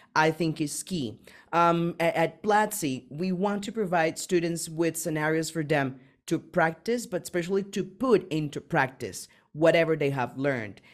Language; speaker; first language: English; non-native, fluent; Spanish